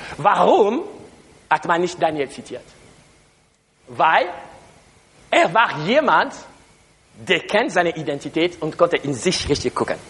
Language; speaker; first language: German; non-native, learner; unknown